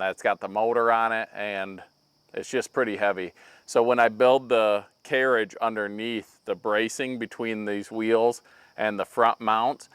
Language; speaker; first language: English; native; English